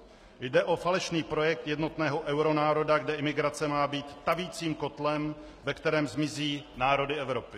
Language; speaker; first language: Czech; native; Czech